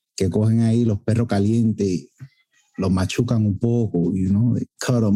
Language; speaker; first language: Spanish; early bilingual, heritage; Spanish